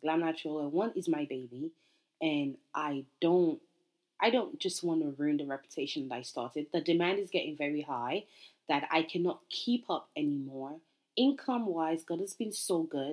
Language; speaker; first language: English; non-native, local second language; Yoruba